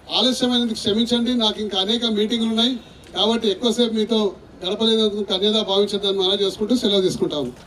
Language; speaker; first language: Telugu; native; Telugu